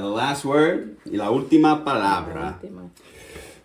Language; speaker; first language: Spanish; non-native, learner; English